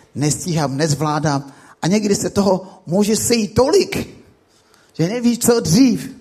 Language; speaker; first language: Czech; non-native, fluent; Akan